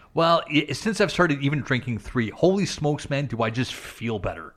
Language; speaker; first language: English; native; English